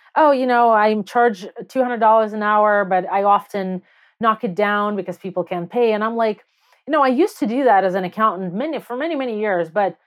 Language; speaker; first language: English; non-native, fluent; Russian